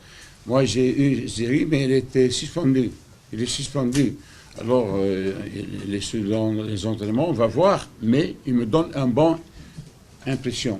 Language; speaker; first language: French; non-native, fluent; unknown